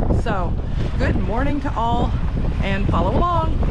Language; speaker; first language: English; native; English